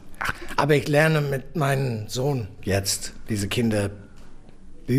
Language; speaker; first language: German; non-native, learner; English